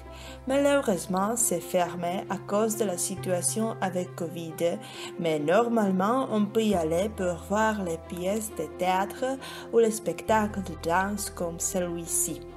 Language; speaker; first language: French; non-native, learner; Czech